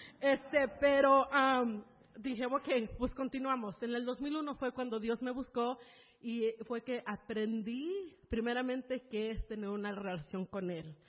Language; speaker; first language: Spanish; early bilingual, heritage; Spanish